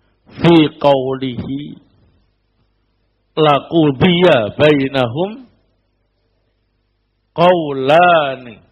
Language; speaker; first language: Arabic; non-native, fluent; Indonesian